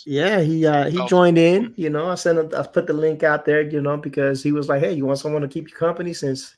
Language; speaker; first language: English; non-native, fluent; Spanish